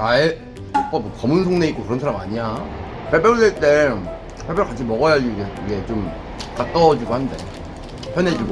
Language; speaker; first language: Korean; native; Korean